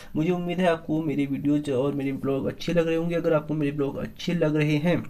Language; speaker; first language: Hindi; native; Hindi